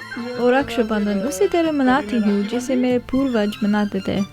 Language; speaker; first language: Hindi; early bilingual, heritage; English